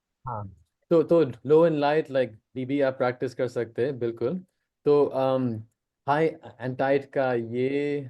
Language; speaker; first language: Hindi; non-native, local second language; English